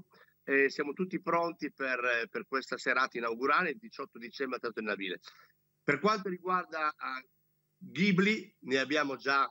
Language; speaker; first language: Italian; native; Italian